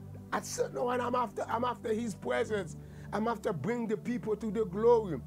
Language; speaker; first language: English; non-native, fluent; Haitian Creole